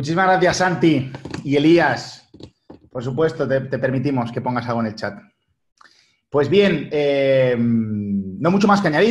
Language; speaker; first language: Spanish; native; Spanish